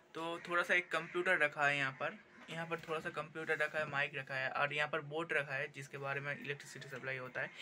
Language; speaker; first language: Hindi; non-native, local second language; Bangla